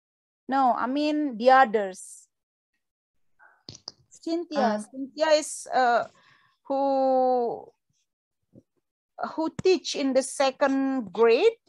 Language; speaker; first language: English; non-native, fluent; Indonesian